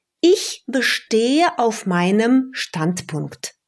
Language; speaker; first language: German; non-native, fluent; Russian